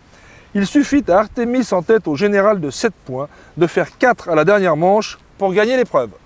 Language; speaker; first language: French; native; French